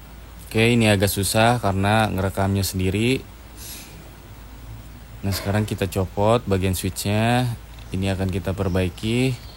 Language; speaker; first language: Indonesian; native; Indonesian